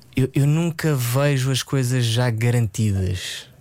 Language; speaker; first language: Portuguese; early bilingual, other home language; French